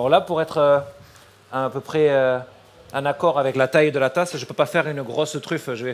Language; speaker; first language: French; native; French